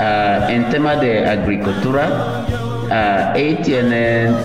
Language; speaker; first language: Spanish; non-native, learner; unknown